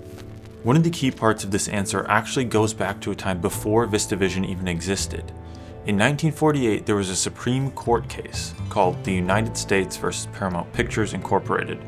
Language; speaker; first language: English; native; English